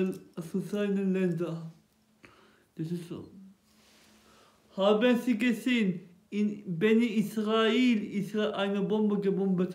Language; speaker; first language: German; non-native, local second language; Turkish